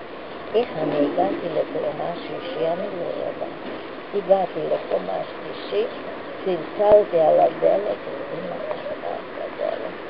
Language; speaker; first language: Hebrew; non-native, fluent; Hungarian